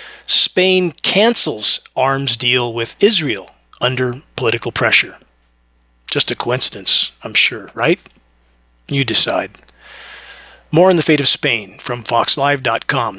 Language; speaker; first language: English; native; English